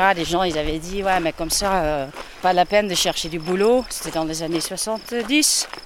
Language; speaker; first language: French; non-native, fluent; Dutch